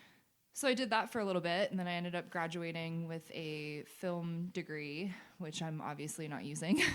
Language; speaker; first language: English; native; English